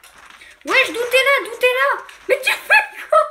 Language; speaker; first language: French; native; French